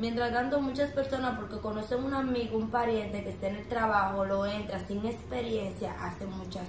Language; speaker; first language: Spanish; native; Spanish